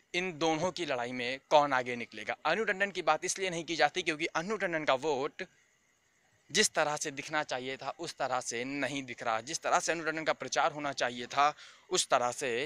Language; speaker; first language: Hindi; native; Hindi